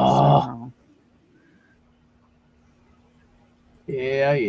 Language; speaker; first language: English; native; English